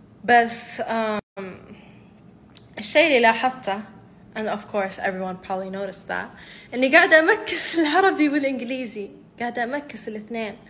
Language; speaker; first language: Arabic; early bilingual, heritage; Arabic